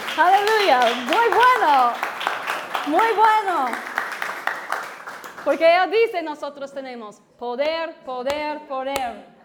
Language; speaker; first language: Spanish; non-native, learner; English